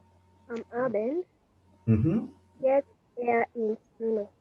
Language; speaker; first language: German; non-native, learner; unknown